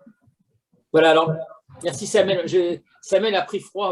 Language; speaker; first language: French; native; French